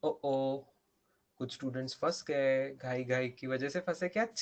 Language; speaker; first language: Hindi; non-native, local second language; Marathi